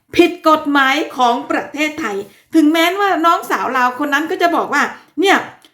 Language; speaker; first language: Thai; native; Thai